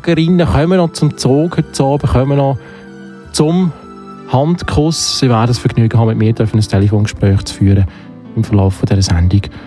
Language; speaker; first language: German; native; German